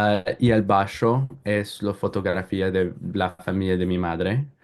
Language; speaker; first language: Spanish; non-native, learner; English